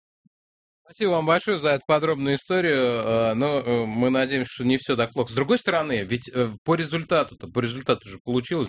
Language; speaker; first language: Russian; native; Russian